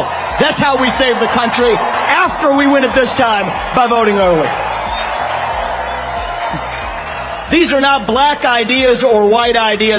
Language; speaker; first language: English; early bilingual, other home language; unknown